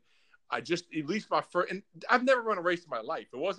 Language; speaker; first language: English; native; English